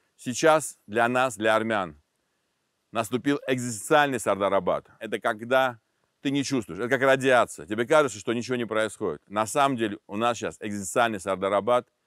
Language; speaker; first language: Russian; non-native, local second language; Armenian